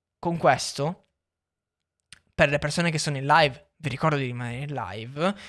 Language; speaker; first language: Italian; native; Italian